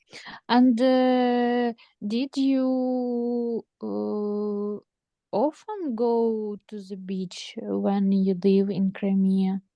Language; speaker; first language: English; non-native, learner; Ukrainian